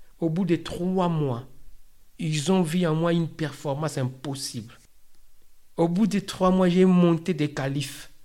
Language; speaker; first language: French; non-native, local second language; Lingala